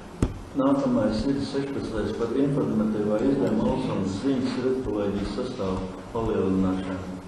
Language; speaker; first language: Latvian; native; Latvian